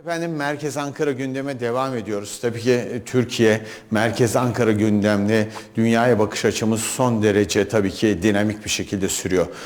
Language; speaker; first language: Turkish; native; Turkish